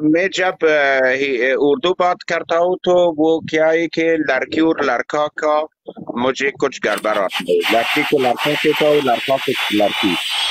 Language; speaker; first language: Hindi; non-native, learner; Persian